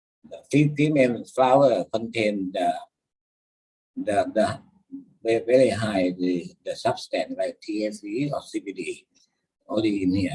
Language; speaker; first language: English; non-native, learner; Thai